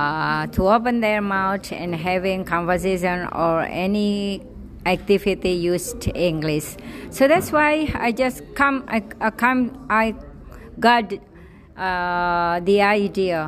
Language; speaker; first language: English; non-native, fluent; Indonesian